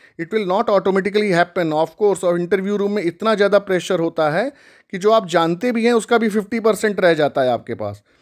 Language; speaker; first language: Hindi; native; Hindi